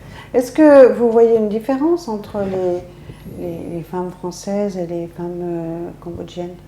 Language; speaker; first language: French; native; French